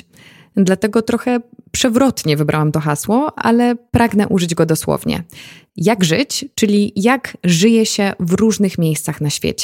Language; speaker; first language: Polish; native; Polish